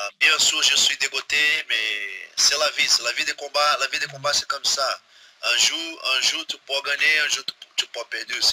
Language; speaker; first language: French; non-native, learner; Portuguese